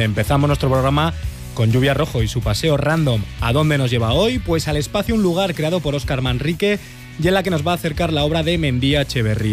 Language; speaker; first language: Spanish; native; Spanish